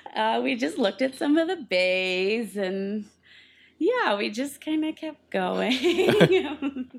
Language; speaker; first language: English; native; English